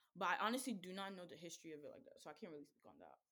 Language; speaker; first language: English; native; English